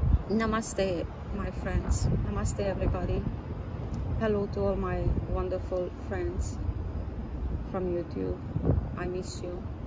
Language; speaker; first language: English; non-native, fluent; Romanian